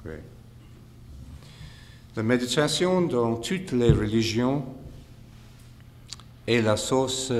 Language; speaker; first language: French; non-native, fluent; English